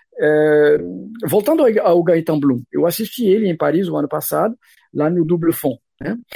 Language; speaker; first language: Portuguese; non-native, fluent; French